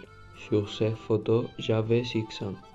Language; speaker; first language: French; non-native, learner; Spanish